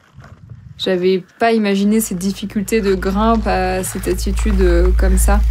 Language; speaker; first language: French; native; French